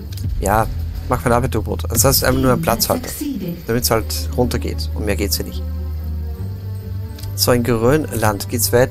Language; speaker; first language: German; native; German